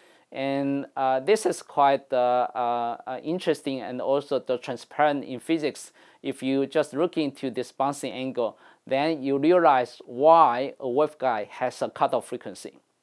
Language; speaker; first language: English; non-native, fluent; Chinese